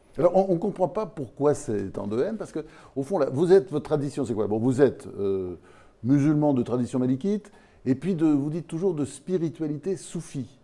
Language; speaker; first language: French; native; French